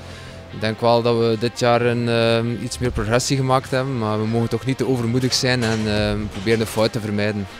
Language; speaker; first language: Dutch; native; Dutch